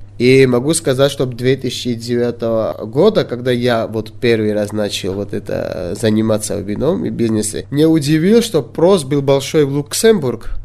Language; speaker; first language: Russian; non-native, local second language; Georgian